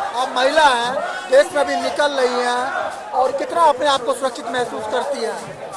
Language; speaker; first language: Hindi; native; Hindi